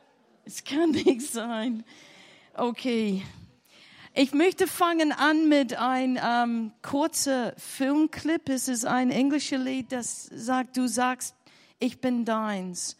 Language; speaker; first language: German; non-native, learner; English